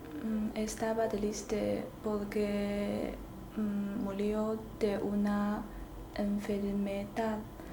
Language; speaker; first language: Spanish; non-native, learner; Chinese